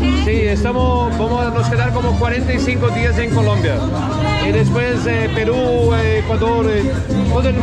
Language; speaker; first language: Spanish; non-native, learner; Portuguese